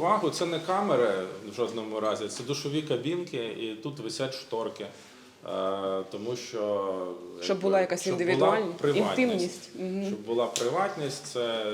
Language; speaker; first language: Ukrainian; native; Ukrainian